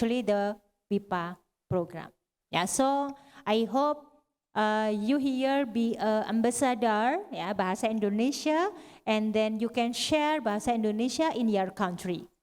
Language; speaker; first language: English; non-native, learner; Indonesian